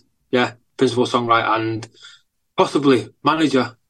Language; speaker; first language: English; native; English